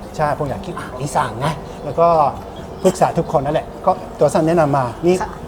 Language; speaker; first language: Thai; non-native, fluent; Japanese